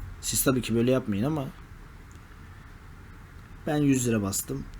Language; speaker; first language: Turkish; native; Turkish